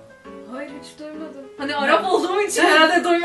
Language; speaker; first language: Turkish; non-native, fluent; Arabic